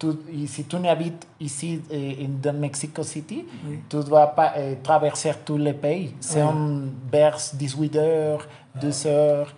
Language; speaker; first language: French; non-native, learner; Spanish